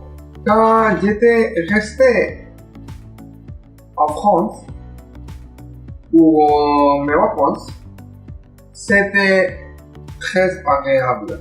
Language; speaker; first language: French; non-native, learner; English